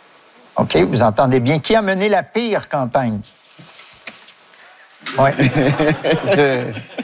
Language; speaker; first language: French; native; French